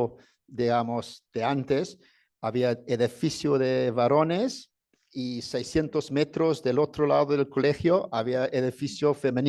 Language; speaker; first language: Spanish; non-native, fluent; English